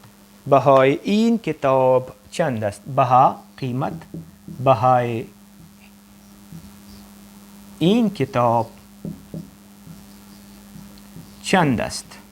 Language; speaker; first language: Persian; non-native, fluent; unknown